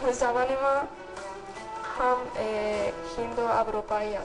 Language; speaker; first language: Persian; non-native, learner; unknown